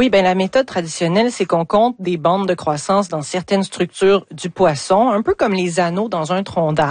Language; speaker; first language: French; native; French